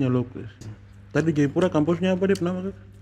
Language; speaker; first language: Malay; native; Malay